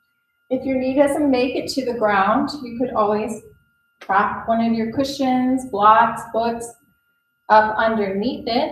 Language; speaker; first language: English; native; English